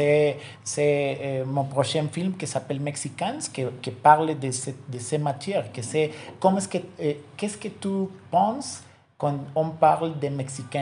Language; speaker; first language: French; non-native, learner; Spanish